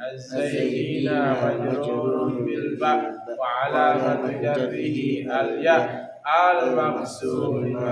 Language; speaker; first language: Arabic; non-native, fluent; Indonesian